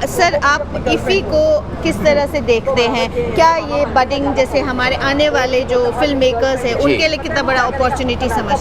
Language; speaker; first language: Hindi; native; Hindi